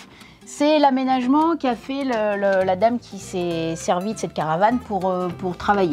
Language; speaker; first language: French; native; French